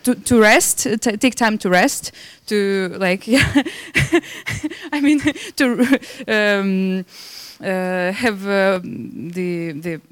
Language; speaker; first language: English; non-native, fluent; Belarusian